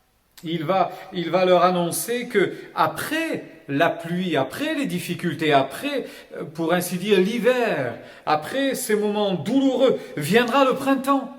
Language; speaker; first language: French; native; French